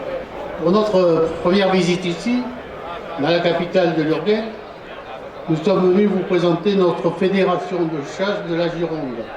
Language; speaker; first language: French; native; French